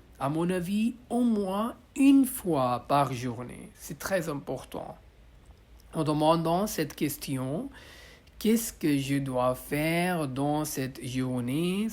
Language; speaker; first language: French; non-native, learner; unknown